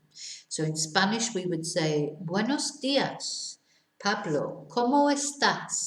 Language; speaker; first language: Spanish; non-native, fluent; English